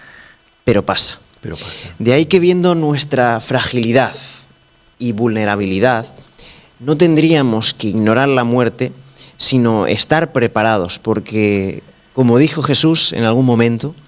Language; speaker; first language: Spanish; native; Spanish